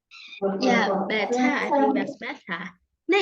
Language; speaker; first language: English; non-native, fluent; Vietnamese